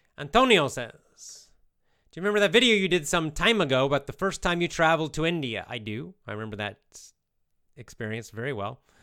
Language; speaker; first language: English; native; English